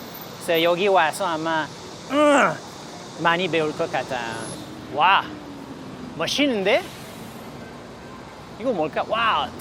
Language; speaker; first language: Korean; non-native, learner; French